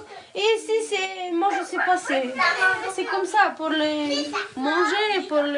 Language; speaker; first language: French; non-native, learner; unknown